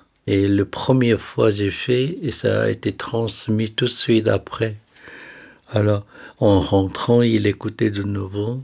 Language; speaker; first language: French; non-native, fluent; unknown